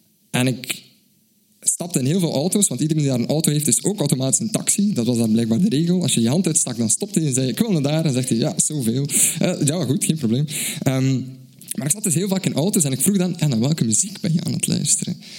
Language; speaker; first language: Dutch; native; Dutch